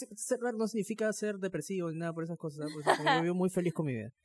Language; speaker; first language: Spanish; native; Spanish